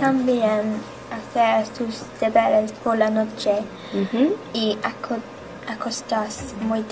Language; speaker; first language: Spanish; non-native, learner; English